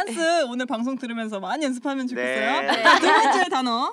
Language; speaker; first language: Korean; native; Korean